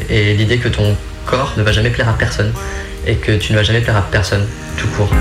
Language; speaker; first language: French; native; French